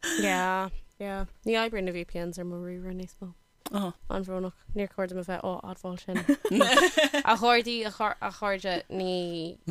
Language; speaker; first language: Irish; non-native, local second language; English